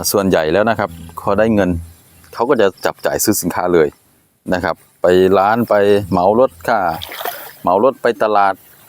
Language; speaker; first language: Thai; native; Thai